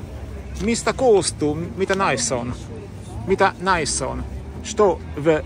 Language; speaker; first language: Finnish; native; Finnish